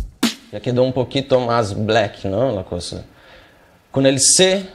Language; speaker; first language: Spanish; non-native, fluent; Portuguese